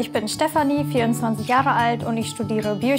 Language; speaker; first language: German; native; German